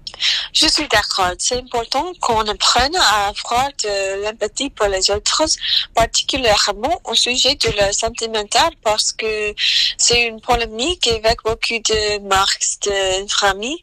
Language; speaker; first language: French; non-native, learner; English